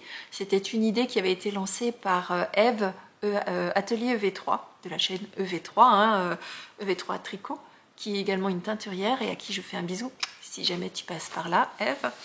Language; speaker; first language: French; native; French